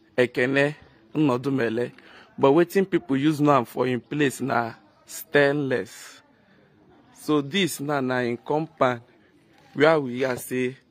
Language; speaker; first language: Nigerian Pidgin; non-native, local second language; Igbo